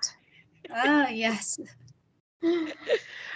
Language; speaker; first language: English; non-native, learner; Vietnamese